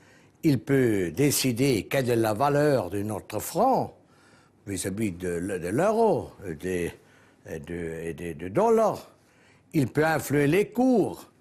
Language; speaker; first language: French; non-native, local second language; German